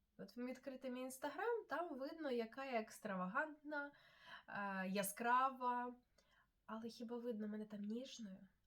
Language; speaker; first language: Ukrainian; non-native, local second language; Russian